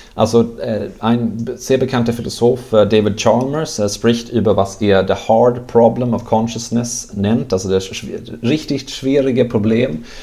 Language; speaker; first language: German; non-native, fluent; Swedish